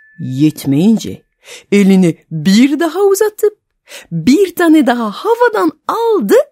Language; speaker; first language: Turkish; non-native, fluent; French